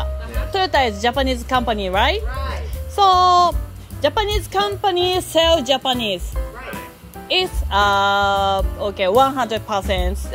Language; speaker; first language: English; non-native, learner; Thai